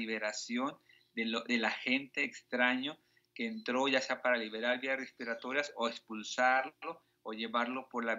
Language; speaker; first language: Spanish; native; Spanish